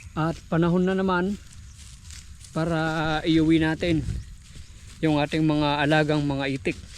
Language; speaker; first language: Filipino; non-native, local second language; Iloko